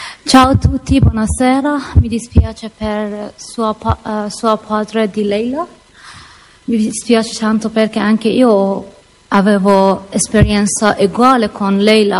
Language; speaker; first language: Italian; non-native, learner; Persian